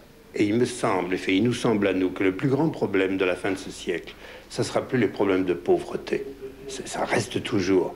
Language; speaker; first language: French; native; French